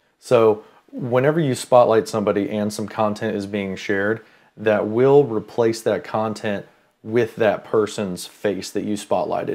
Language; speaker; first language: English; native; English